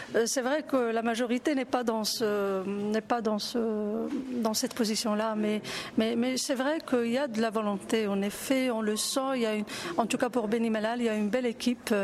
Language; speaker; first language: French; non-native, local second language; Arabic